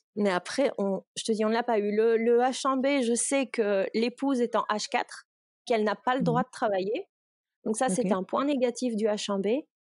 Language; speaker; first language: French; native; French